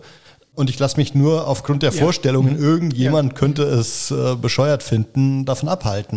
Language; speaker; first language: German; native; German